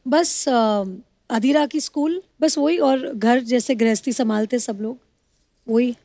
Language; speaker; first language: Hindi; non-native, local second language; Bangla